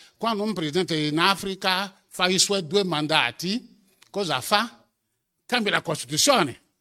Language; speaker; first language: Italian; non-native, fluent; French